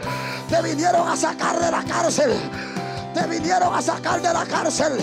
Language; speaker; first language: Spanish; native; Spanish